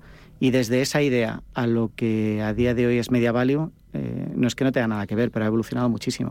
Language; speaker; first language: Spanish; native; Spanish